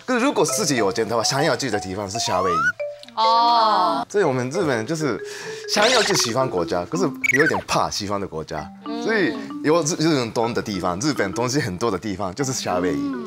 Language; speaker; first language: Chinese; non-native, fluent; Japanese